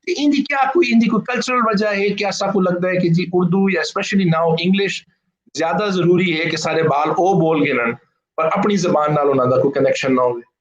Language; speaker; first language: Punjabi; non-native, local second language; Urdu